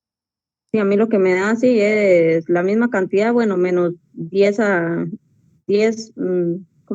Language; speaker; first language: Spanish; native; Spanish